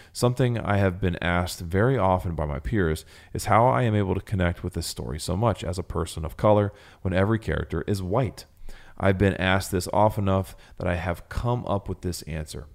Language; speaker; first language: English; native; English